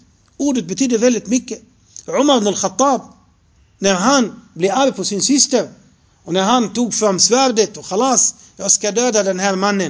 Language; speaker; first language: Swedish; non-native, fluent; Arabic